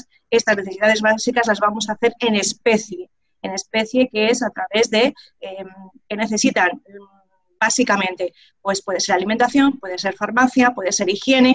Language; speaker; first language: Spanish; native; Spanish